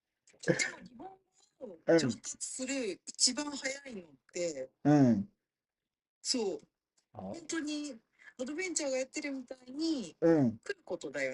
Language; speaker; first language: Japanese; non-native, fluent; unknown